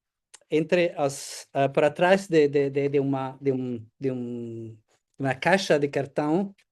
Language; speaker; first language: Portuguese; non-native, fluent; Italian